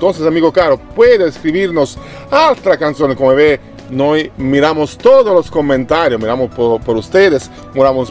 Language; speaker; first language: Spanish; non-native, learner; Italian